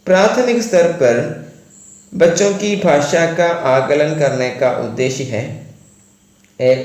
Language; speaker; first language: Hindi; non-native, local second language; Malayalam